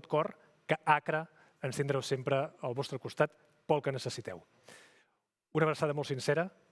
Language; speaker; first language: Catalan; native; Catalan